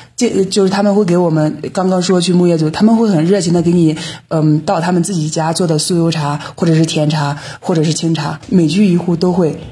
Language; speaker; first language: Chinese; native; Chinese